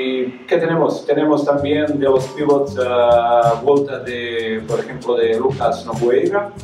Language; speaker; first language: Spanish; non-native, fluent; Serbian